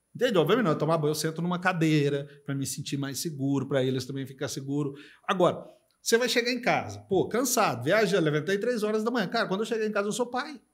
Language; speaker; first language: Portuguese; native; Portuguese